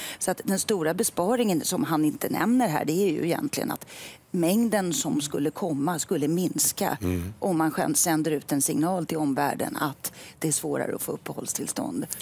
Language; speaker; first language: Swedish; native; Swedish